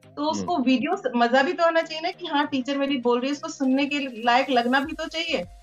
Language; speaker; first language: Hindi; native; Hindi